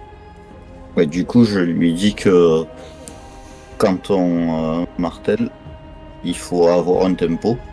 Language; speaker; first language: French; native; French